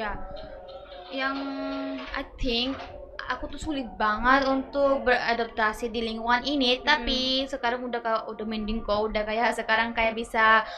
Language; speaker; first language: Indonesian; early bilingual, other home language; Bangla